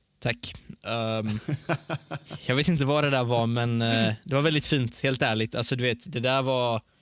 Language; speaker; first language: Swedish; early bilingual, other home language; Persian